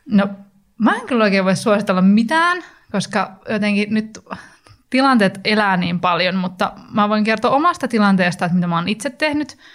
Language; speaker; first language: Finnish; native; Finnish